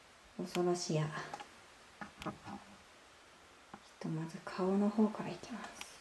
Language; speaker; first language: Japanese; native; Japanese